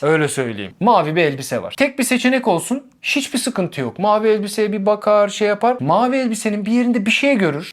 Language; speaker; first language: Turkish; non-native, fluent; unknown